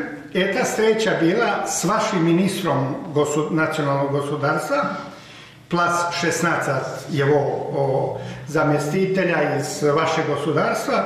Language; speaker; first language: Russian; non-native, learner; Croatian